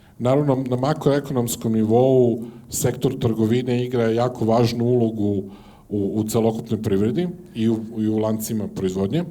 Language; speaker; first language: Serbian; native; Serbian